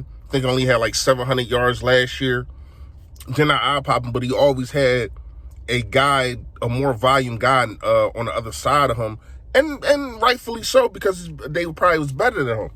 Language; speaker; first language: English; native; English